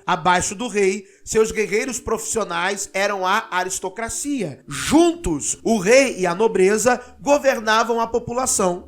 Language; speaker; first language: Portuguese; native; Portuguese